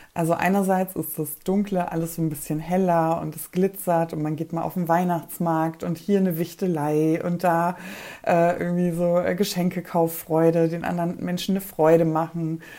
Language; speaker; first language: German; early bilingual, other home language; Polish